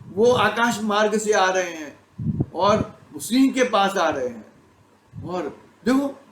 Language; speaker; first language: Hindi; non-native, local second language; Gujarati